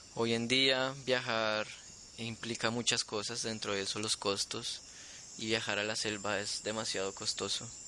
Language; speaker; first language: Spanish; native; Spanish